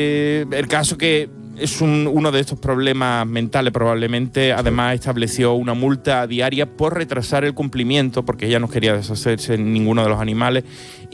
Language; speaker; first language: Spanish; native; Spanish